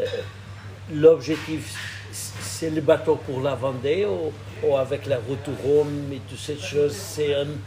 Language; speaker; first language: French; non-native, fluent; Portuguese